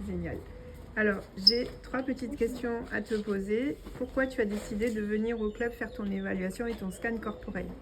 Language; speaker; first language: French; native; French